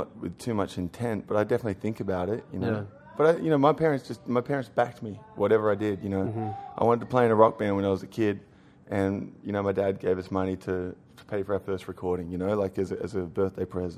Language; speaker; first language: English; native; English